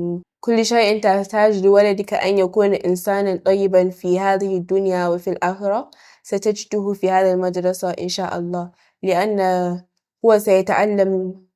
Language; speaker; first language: Arabic; non-native, learner; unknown